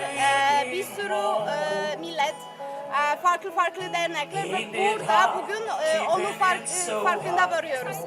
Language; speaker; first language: Turkish; non-native, fluent; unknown